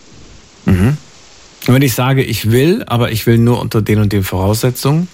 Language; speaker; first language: German; native; German